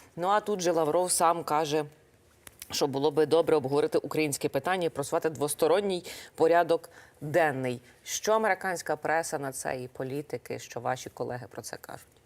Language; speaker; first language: Ukrainian; native; Ukrainian